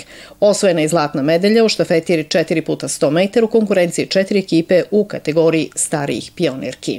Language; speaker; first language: Serbian; native; Serbian